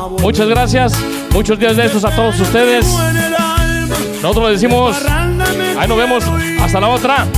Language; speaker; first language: Spanish; native; Spanish